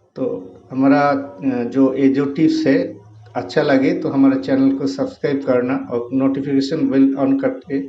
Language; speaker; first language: Hindi; non-native, local second language; Bangla